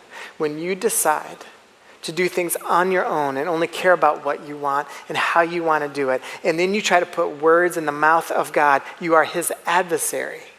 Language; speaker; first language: English; native; English